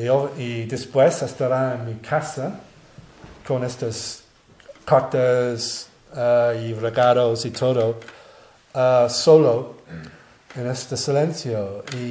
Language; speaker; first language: Spanish; non-native, learner; English